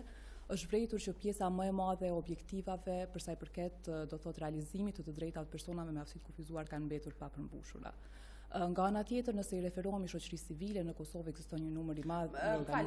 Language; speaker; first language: Albanian; native; Albanian